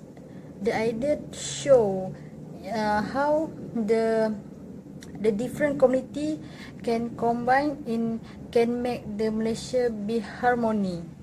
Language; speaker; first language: English; non-native, local second language; Malay